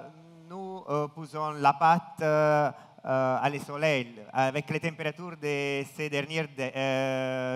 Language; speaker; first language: French; non-native, learner; Italian